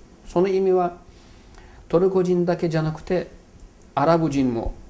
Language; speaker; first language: Japanese; non-native, fluent; Turkish